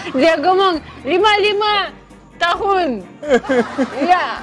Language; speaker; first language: Indonesian; non-native, learner; Russian